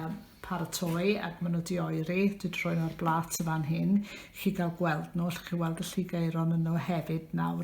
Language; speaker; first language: Welsh; native; Welsh